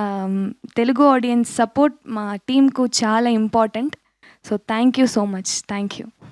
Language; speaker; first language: Telugu; non-native, learner; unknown